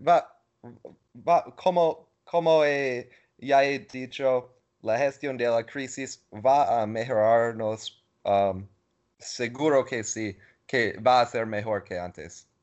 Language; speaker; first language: Spanish; non-native, learner; English